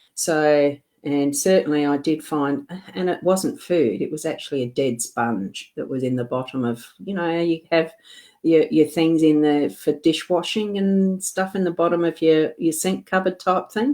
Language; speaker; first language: English; native; English